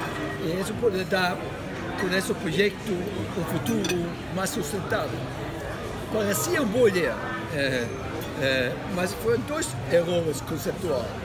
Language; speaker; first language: Portuguese; non-native, fluent; Spanish